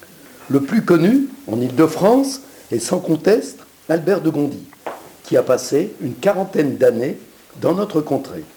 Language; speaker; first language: French; native; French